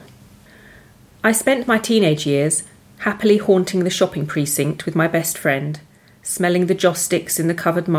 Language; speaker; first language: English; native; English